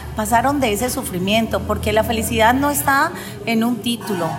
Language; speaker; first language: Spanish; native; Spanish